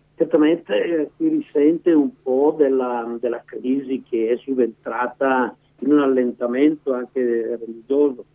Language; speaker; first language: Italian; native; Italian